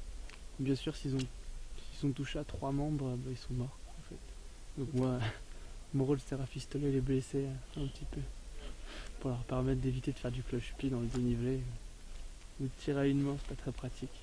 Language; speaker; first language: French; native; French